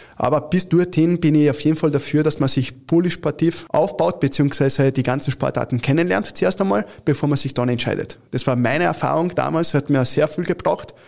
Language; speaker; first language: German; early bilingual, other home language; Italian